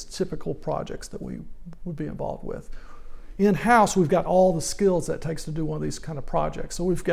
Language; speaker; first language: English; native; English